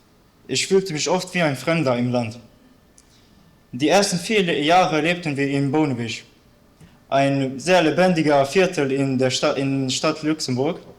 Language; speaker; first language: German; early bilingual, other home language; Bosnian